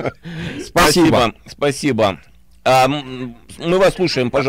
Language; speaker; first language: Russian; native; Russian